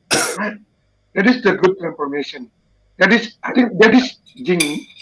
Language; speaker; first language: English; non-native, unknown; Indonesian